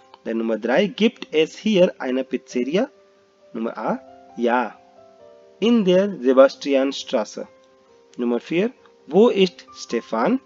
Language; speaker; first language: German; non-native, fluent; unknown